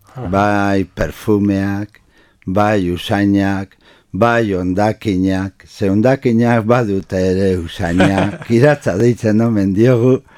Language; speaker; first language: Basque; non-native, local second language; Spanish